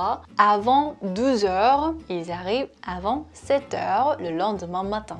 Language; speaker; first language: French; non-native, fluent; Korean